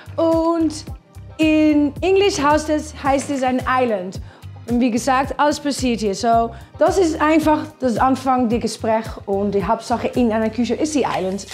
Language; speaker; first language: German; non-native, fluent; Dutch